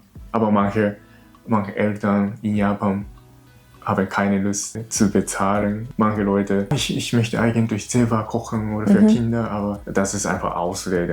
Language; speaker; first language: German; non-native, learner; Japanese